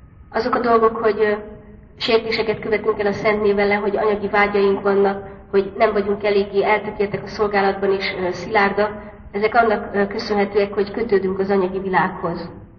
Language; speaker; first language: Hungarian; native; Hungarian